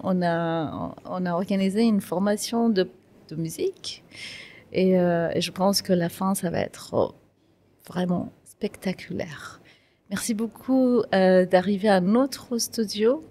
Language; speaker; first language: French; non-native, fluent; Kurdish